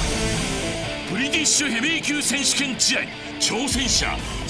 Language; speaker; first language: Japanese; native; Japanese